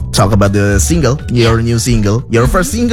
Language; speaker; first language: English; non-native, local second language; Indonesian